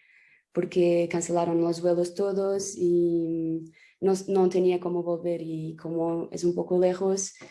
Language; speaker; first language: Spanish; non-native, fluent; Portuguese